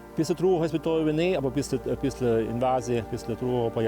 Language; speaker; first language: Ukrainian; non-native, fluent; German